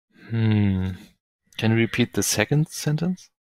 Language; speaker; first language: English; non-native, fluent; German